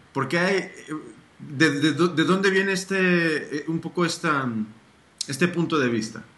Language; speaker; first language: Spanish; early bilingual, heritage; Spanish